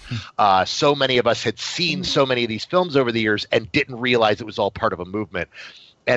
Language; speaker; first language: English; native; English